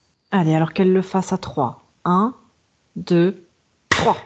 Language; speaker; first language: French; native; French